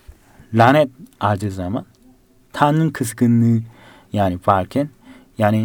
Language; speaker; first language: Turkish; non-native, fluent; Korean